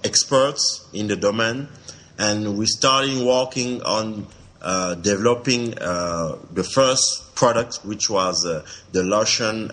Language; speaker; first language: English; non-native, local second language; French